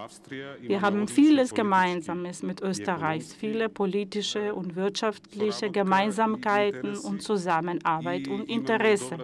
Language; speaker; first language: German; non-native, fluent; Macedonian